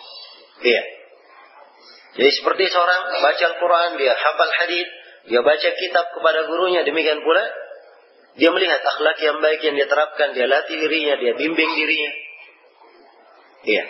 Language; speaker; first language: Indonesian; native; Indonesian